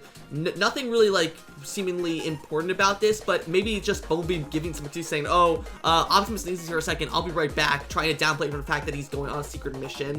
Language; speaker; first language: English; native; English